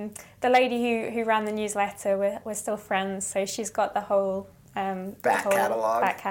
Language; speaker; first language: English; native; English